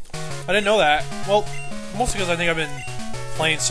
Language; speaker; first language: English; native; English